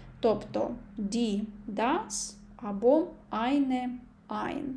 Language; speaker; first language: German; non-native, fluent; Ukrainian